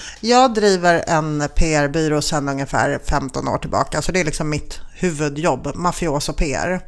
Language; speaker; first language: Swedish; early bilingual, other home language; Polish